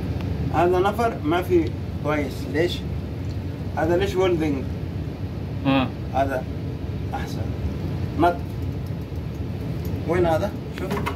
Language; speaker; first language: Arabic; non-native, learner; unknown